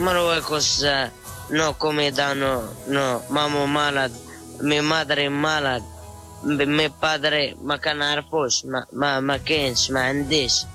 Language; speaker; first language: Spanish; non-native, learner; Arabic